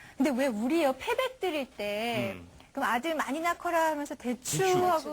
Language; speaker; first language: Korean; native; Korean